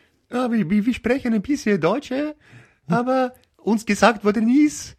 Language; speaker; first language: German; native; German